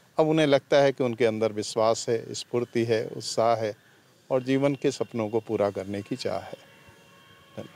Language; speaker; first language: Hindi; native; Hindi